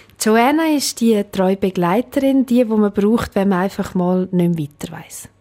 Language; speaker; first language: German; native; German